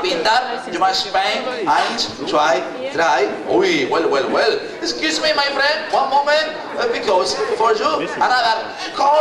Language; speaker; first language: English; non-native, learner; Spanish